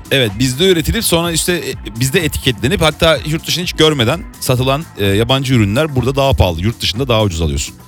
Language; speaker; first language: Turkish; native; Turkish